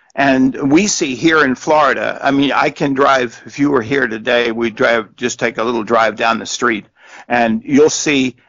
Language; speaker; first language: English; native; English